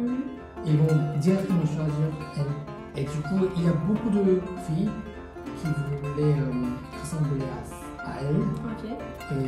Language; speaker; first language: French; non-native, fluent; Korean